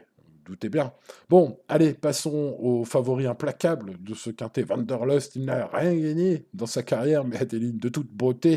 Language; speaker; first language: French; native; French